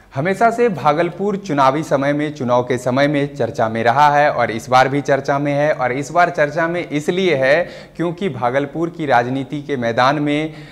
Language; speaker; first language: Hindi; native; Hindi